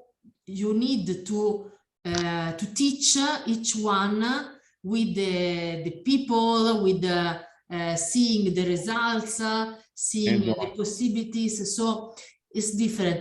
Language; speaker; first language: English; non-native, learner; Italian